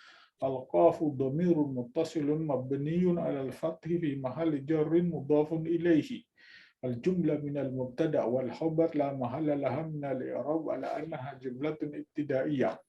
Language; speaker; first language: Arabic; non-native, fluent; Indonesian